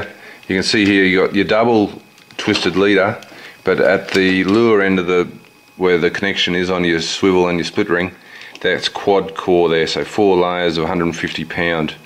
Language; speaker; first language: English; native; English